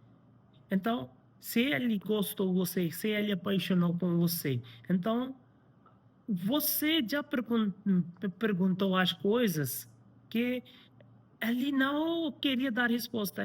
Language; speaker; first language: Portuguese; non-native, learner; Hindi